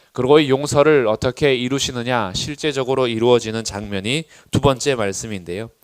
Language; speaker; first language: Korean; native; Korean